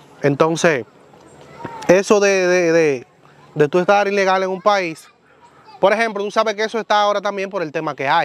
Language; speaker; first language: Spanish; native; Spanish